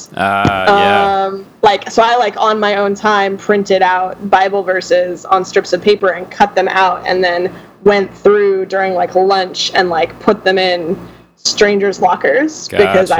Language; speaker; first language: English; native; English